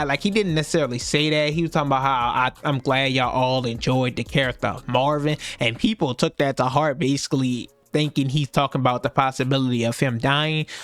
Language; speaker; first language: English; native; English